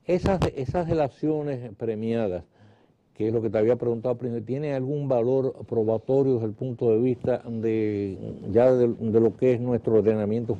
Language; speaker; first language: Spanish; native; Spanish